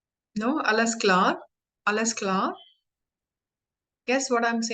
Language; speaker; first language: German; non-native, learner; Hindi